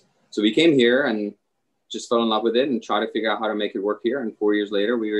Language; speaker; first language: English; non-native, fluent; Czech